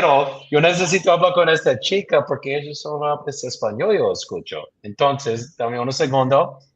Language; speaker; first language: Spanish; non-native, learner; English